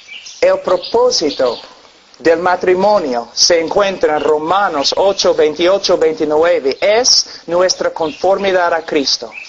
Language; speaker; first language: Spanish; non-native, fluent; English